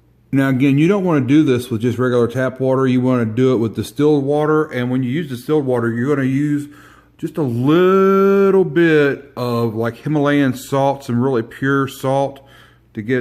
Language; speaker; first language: English; native; English